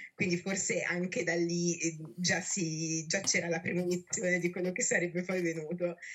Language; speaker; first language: Italian; native; Italian